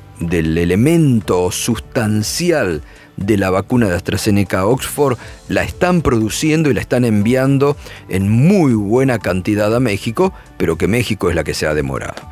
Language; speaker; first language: Spanish; native; Spanish